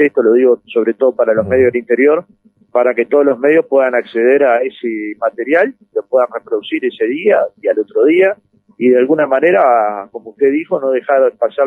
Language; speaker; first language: Spanish; native; Spanish